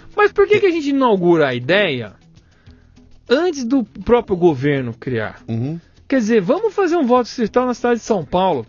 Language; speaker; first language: Portuguese; native; Portuguese